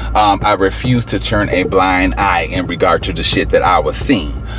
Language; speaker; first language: English; native; English